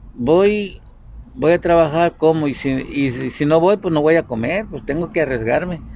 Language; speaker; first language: Spanish; native; Spanish